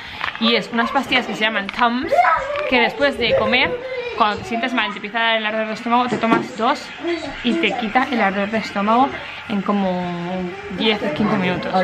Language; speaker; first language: Spanish; native; Spanish